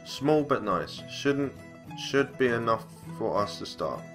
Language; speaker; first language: English; native; English